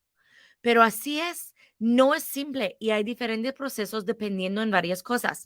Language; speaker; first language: Spanish; non-native, fluent; English